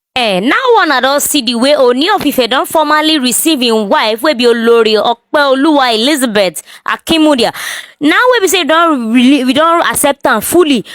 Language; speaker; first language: Nigerian Pidgin; non-native, local second language; Yoruba